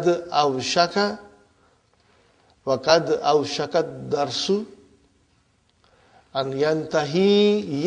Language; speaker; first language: Arabic; non-native, fluent; English